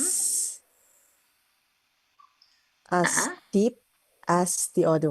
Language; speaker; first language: English; non-native, learner; Indonesian